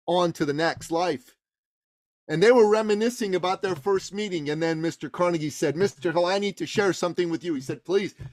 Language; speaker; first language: English; early bilingual, other home language; Persian